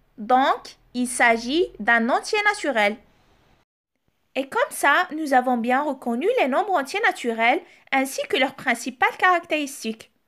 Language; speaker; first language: French; non-native, local second language; Arabic